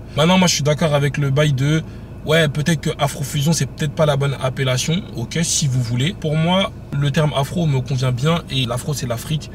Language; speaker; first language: French; native; French